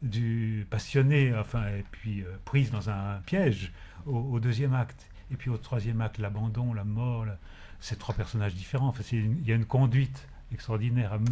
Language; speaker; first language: French; native; French